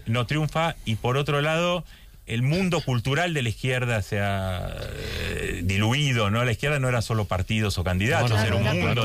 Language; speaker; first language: Spanish; native; Spanish